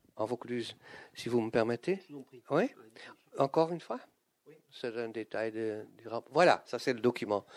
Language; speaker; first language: French; non-native, fluent; Dutch